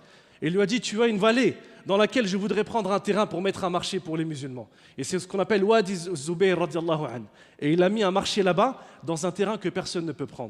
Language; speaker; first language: French; native; French